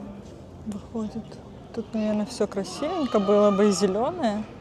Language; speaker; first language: Russian; native; Russian